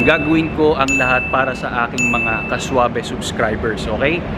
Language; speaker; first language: Filipino; native; Filipino